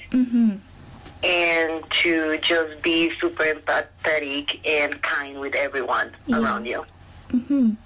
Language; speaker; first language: English; non-native, learner; Spanish